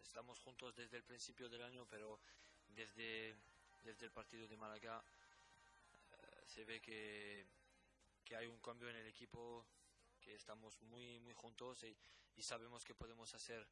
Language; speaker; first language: Spanish; non-native, learner; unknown